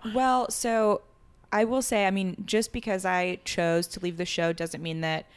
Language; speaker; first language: English; early bilingual, other home language; French